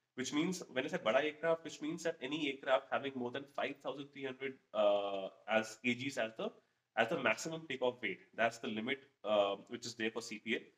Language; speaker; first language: English; non-native, local second language; Hindi